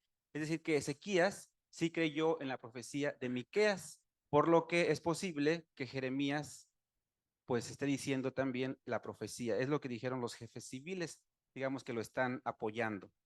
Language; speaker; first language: Spanish; native; Spanish